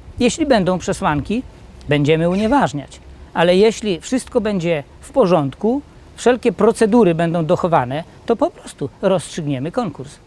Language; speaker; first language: Polish; native; Polish